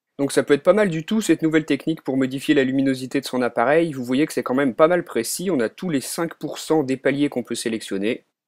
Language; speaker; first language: French; native; French